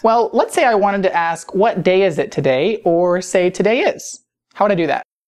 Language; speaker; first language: English; native; English